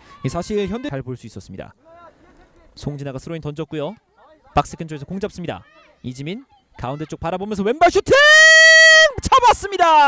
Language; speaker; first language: Korean; native; Korean